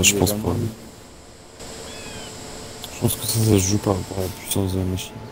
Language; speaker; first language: French; native; French